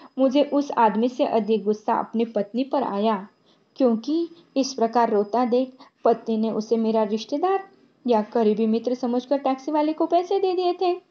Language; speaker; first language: Hindi; non-native, local second language; Marathi